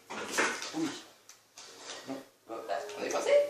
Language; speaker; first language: French; native; French